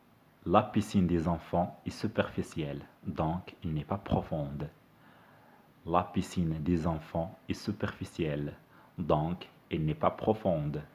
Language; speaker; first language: French; non-native, fluent; Arabic